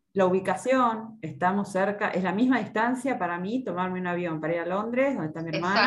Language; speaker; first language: Spanish; native; Spanish